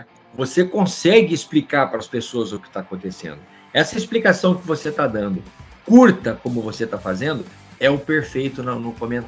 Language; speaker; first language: Portuguese; native; Portuguese